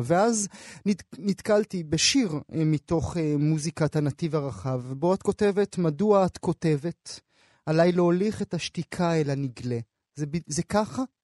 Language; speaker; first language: Hebrew; native; Hebrew